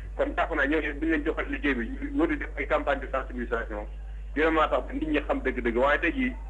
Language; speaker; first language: Wolof; native; Wolof